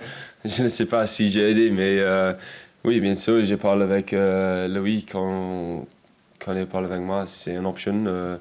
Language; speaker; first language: French; non-native, learner; English